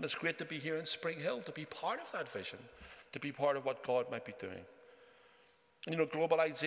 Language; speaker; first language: English; native; English